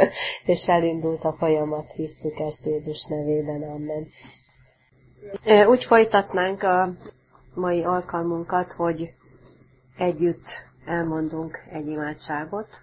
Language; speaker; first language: Hungarian; native; Hungarian